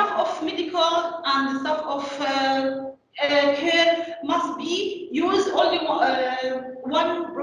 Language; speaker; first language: English; non-native, learner; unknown